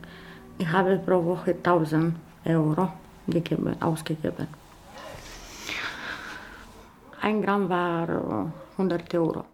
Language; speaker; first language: German; non-native, learner; Romanian